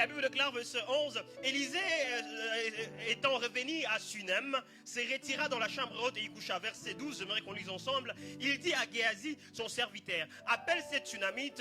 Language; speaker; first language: French; native; French